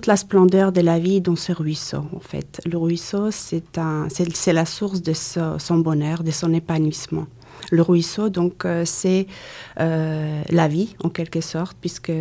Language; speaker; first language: French; non-native, fluent; Croatian